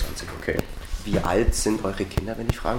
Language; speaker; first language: German; native; German